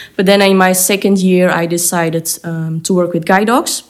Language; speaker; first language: English; non-native, fluent; Dutch